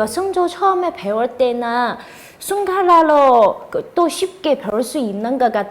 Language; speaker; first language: Korean; non-native, fluent; Chinese